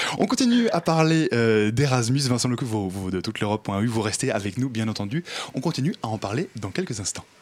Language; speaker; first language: French; native; French